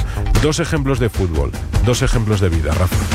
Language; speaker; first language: Spanish; native; Spanish